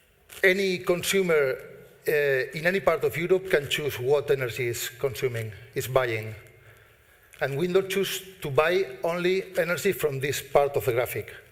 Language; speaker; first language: English; non-native, fluent; Spanish